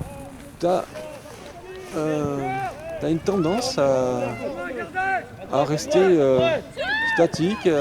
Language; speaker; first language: French; native; French